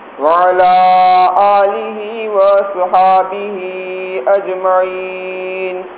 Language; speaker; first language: Urdu; native; Urdu